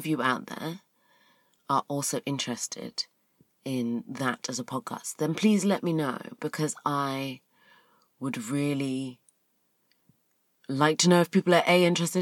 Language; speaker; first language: English; native; English